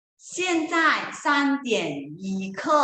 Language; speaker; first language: Chinese; non-native, fluent; Thai